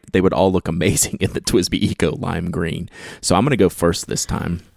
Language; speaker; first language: English; native; English